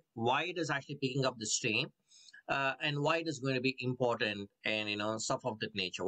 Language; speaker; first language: English; non-native, local second language; Tamil